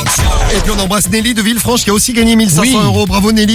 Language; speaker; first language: French; native; French